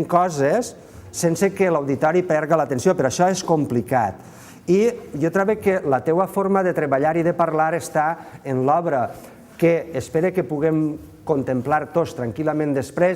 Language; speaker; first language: Catalan; native; Catalan